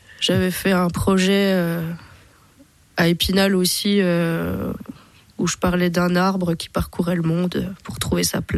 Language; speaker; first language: French; native; French